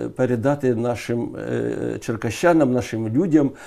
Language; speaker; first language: Ukrainian; native; Ukrainian